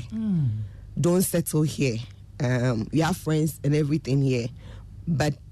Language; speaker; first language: English; non-native, local second language; Akan